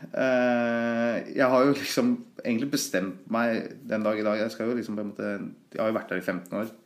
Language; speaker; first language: Norwegian; early bilingual, other home language; Persian